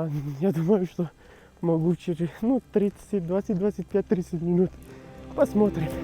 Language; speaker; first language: Russian; non-native, learner; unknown